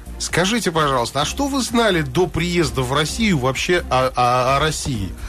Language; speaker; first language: Russian; native; Russian